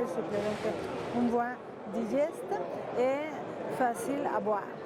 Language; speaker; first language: French; non-native, fluent; Spanish